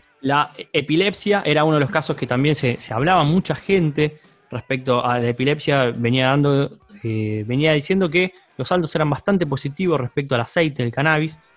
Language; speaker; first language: Spanish; native; Spanish